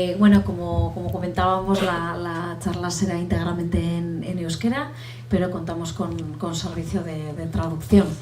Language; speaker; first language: Spanish; native; Spanish